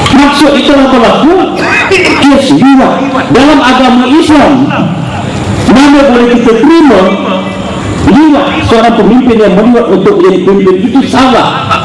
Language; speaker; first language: Malay; native; Malay